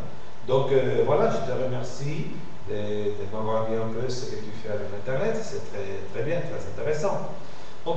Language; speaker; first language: French; non-native, fluent; Spanish